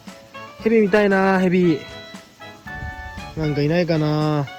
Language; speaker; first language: Japanese; native; Japanese